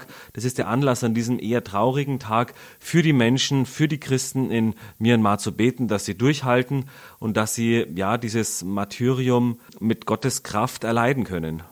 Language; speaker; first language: German; native; German